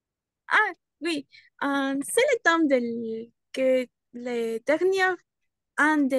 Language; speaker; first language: French; non-native, learner; Spanish